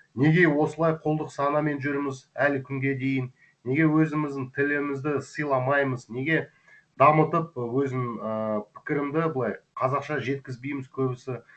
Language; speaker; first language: Kazakh; non-native, local second language; Russian